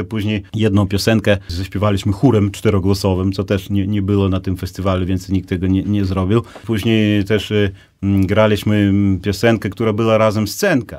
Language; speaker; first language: Polish; native; Polish